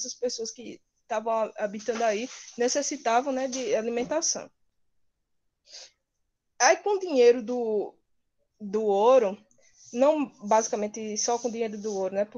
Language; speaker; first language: Portuguese; native; Portuguese